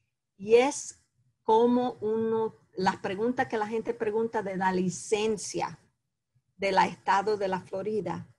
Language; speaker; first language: Spanish; early bilingual, heritage; Spanish